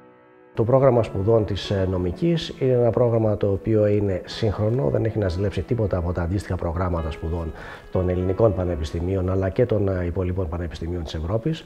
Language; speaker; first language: Greek; native; Greek